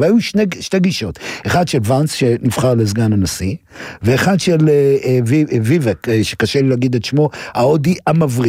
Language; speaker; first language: Hebrew; native; Hebrew